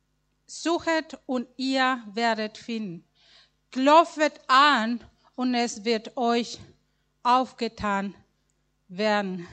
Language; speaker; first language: German; non-native, learner; Spanish